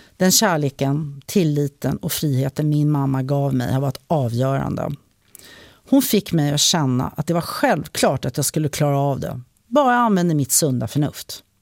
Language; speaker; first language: Swedish; early bilingual, other home language; French